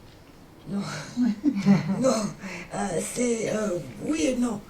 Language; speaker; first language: French; non-native, fluent; Serbian